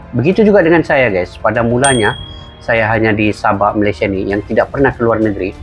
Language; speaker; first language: Malay; native; Malay